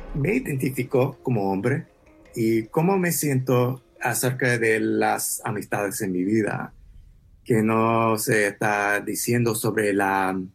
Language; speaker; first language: Spanish; early bilingual, heritage; English